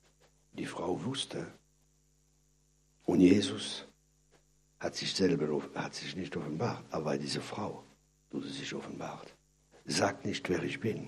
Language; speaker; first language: German; non-native, fluent; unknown